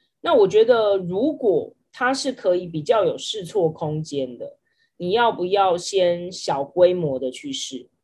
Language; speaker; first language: Chinese; native; Chinese